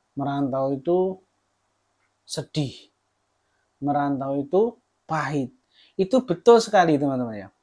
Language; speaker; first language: Indonesian; non-native, local second language; Javanese